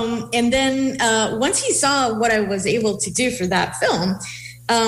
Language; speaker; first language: English; non-native, fluent; Hebrew